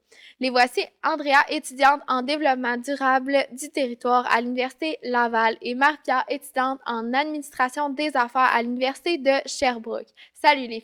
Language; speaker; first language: French; native; French